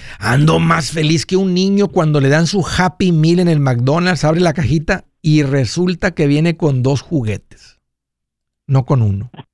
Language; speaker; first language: Spanish; early bilingual, heritage; Spanish